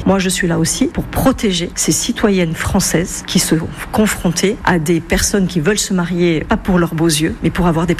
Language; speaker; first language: French; native; French